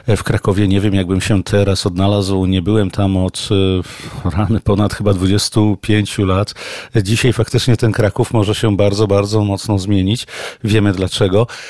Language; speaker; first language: Polish; native; Polish